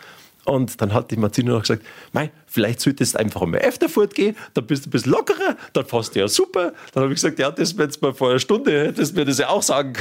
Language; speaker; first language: German; native; German